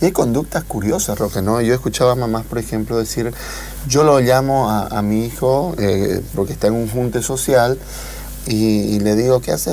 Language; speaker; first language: Spanish; native; Spanish